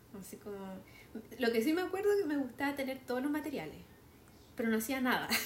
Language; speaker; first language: Spanish; native; Spanish